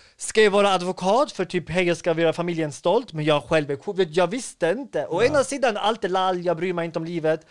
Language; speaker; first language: Swedish; early bilingual, other home language; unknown